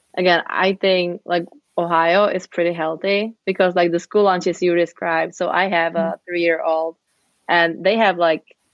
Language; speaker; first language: English; non-native, fluent; Czech